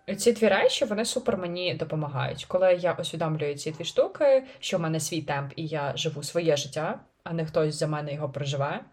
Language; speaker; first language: Ukrainian; native; Ukrainian